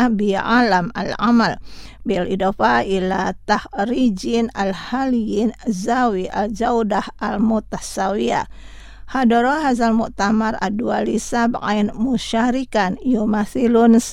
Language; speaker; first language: Arabic; non-native, fluent; Indonesian